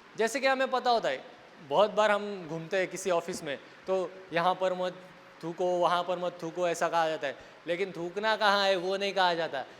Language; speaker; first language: Hindi; non-native, local second language; Marathi